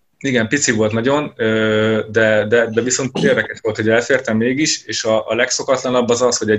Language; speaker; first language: Hungarian; native; Hungarian